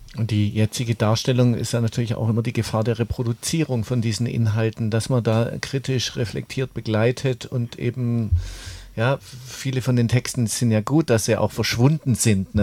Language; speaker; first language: German; native; German